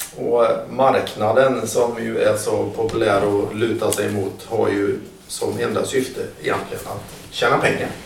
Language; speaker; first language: Swedish; native; Swedish